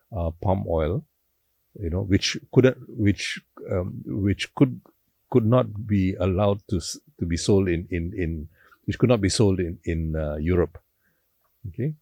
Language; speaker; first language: English; non-native, local second language; Tamil